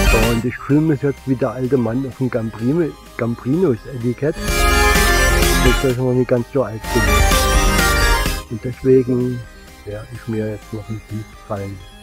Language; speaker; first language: German; native; German